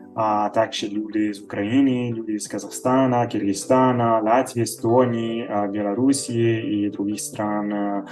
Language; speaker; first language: Russian; non-native, fluent; Italian